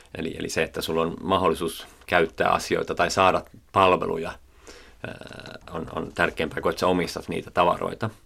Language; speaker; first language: Finnish; native; Finnish